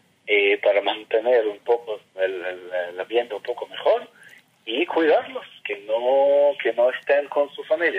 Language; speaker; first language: Spanish; non-native, fluent; Hebrew